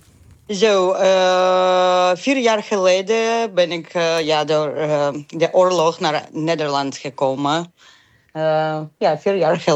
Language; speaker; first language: Dutch; non-native, learner; Ukrainian